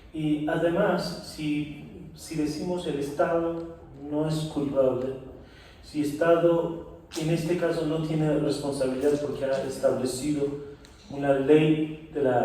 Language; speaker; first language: Spanish; non-native, fluent; Persian